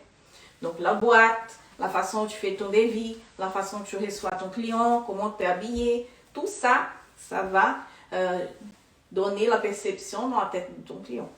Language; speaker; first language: French; non-native, fluent; Portuguese